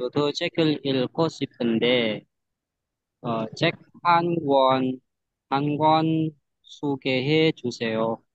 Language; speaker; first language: Korean; non-native, learner; Indonesian